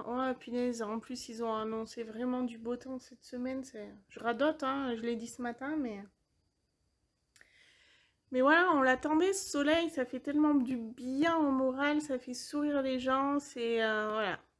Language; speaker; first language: French; native; French